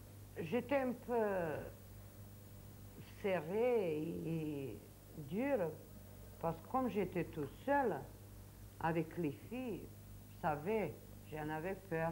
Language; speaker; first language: French; non-native, learner; Serbian